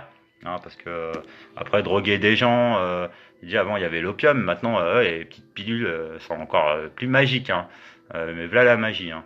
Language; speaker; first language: French; native; French